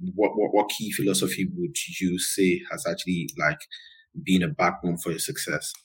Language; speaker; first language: English; non-native, local second language; Yoruba